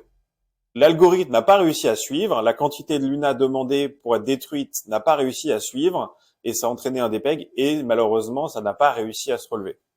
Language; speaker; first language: French; native; French